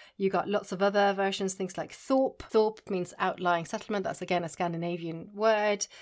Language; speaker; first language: English; non-native, fluent; Norwegian